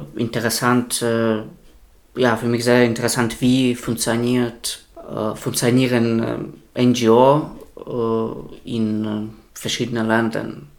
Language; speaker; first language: German; non-native, learner; Russian